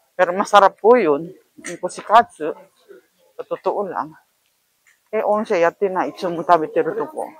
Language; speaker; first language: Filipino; native; Filipino